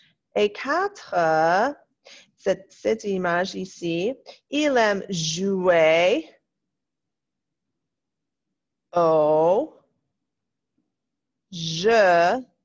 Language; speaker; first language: French; non-native, fluent; English